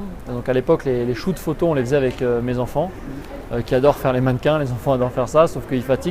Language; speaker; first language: French; native; French